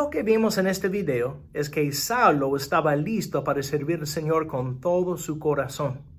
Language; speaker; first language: Spanish; non-native, fluent; English